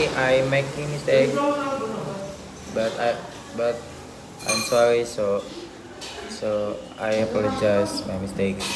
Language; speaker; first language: English; non-native, learner; Indonesian